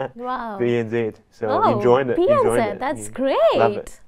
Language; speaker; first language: English; non-native, fluent; Chinese